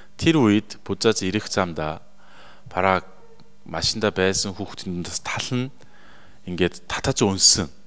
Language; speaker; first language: Mongolian; native; Mongolian